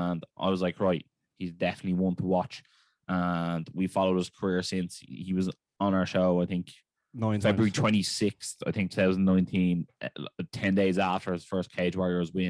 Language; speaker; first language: English; native; English